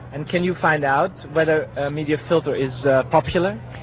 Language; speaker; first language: English; non-native, fluent; Dutch